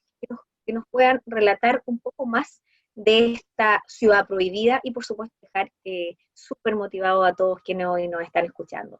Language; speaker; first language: Spanish; native; Spanish